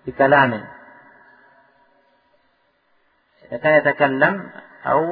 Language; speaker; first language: Arabic; non-native, fluent; Indonesian